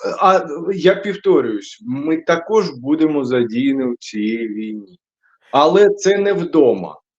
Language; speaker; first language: Ukrainian; non-native, local second language; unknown